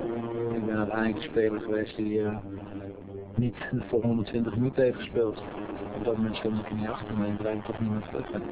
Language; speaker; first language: Dutch; native; Dutch